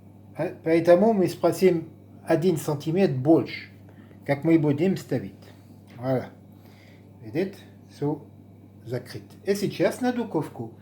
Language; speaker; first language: Russian; non-native, learner; French